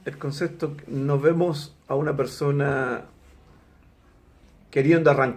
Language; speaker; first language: Spanish; native; Spanish